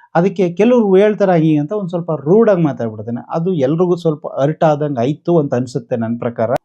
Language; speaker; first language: Kannada; native; Kannada